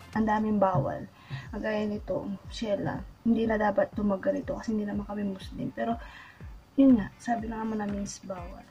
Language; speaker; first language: Filipino; native; Filipino